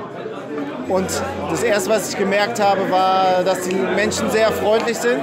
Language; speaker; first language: German; native; German